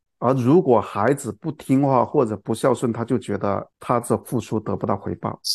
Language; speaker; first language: Chinese; non-native, local second language; Cantonese